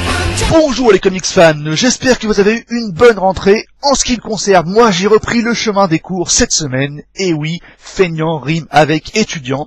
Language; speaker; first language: French; native; French